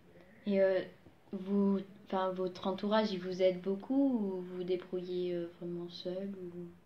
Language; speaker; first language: French; native; French